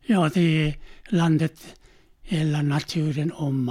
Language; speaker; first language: Swedish; non-native, learner; Korean